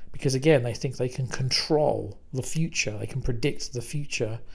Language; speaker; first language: English; native; English